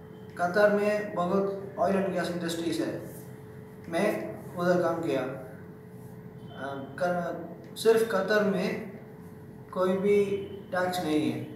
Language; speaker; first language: Hindi; non-native, local second language; Tamil